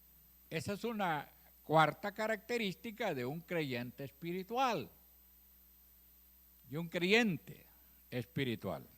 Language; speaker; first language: Spanish; native; Spanish